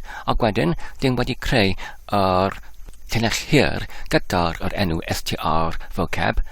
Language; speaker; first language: Welsh; non-native, learner; English